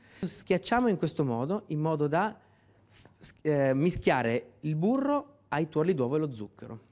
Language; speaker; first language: Italian; native; Italian